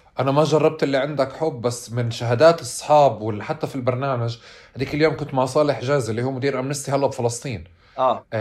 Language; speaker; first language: Arabic; native; Arabic